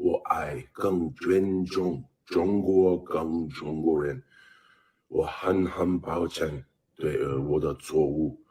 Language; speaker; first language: Chinese; non-native, learner; English